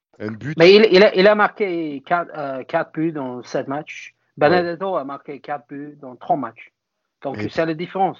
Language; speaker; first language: French; non-native, fluent; English